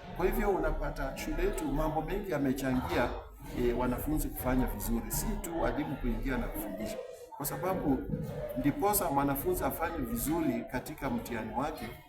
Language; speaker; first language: Swahili; non-native, local second language; Luyia